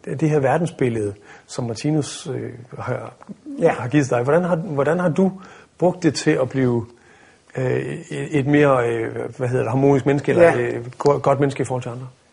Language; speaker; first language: Danish; native; Danish